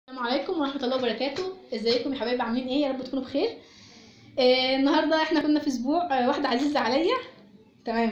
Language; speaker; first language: Arabic; native; Arabic